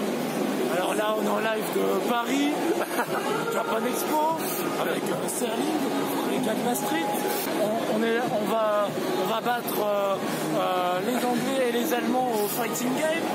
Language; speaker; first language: French; native; French